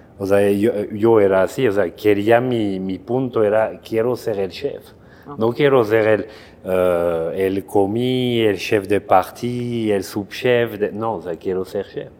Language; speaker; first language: Spanish; non-native, fluent; French